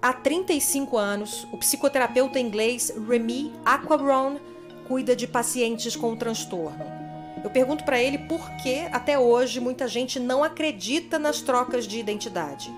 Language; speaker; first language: Portuguese; native; Portuguese